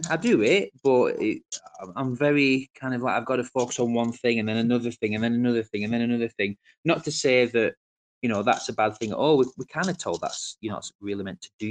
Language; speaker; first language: English; native; English